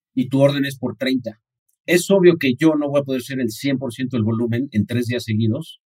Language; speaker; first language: Spanish; native; Spanish